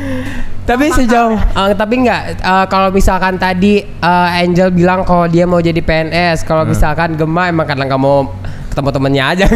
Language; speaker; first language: Indonesian; native; Indonesian